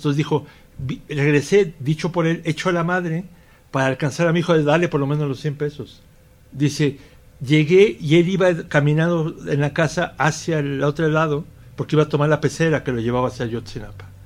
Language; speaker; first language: Spanish; native; Spanish